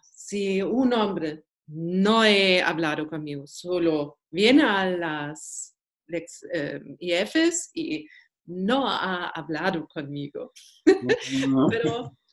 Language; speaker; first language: Spanish; non-native, learner; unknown